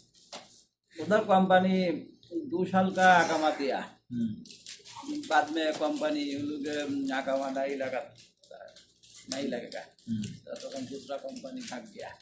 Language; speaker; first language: Hindi; non-native, learner; Bangla